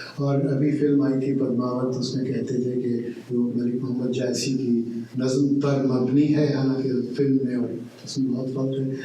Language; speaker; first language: Urdu; native; Urdu